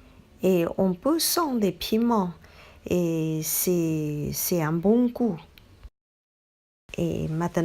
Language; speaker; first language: French; non-native, learner; Chinese